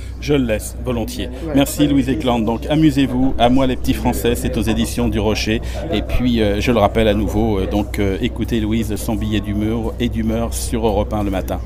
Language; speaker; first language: French; native; French